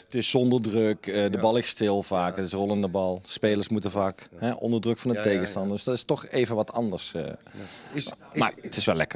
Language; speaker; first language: Dutch; native; Dutch